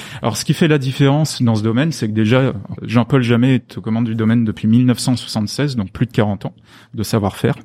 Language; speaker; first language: French; native; French